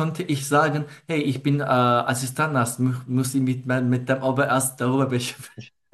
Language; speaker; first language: German; non-native, learner; Turkish